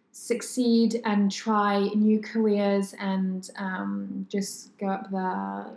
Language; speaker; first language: English; non-native, fluent; French